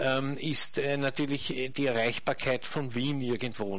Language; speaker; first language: German; native; German